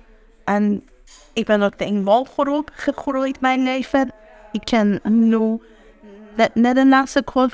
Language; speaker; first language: Dutch; non-native, learner; Persian